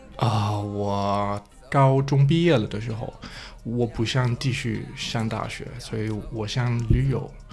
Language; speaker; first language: Chinese; non-native, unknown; Danish